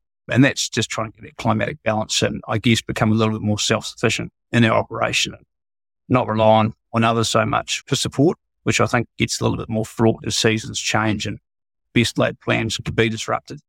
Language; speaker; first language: English; native; English